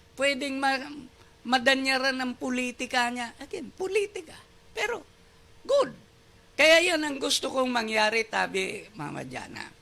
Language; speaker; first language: Filipino; non-native, local second language; Bikol